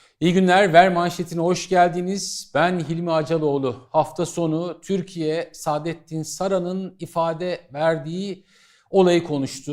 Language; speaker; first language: Turkish; native; Turkish